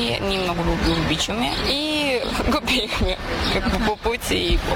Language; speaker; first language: Bulgarian; non-native, learner; Ukrainian